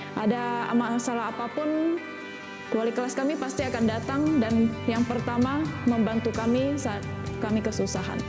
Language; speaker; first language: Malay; non-native, local second language; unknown